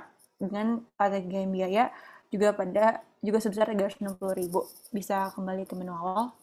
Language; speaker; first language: Indonesian; native; Indonesian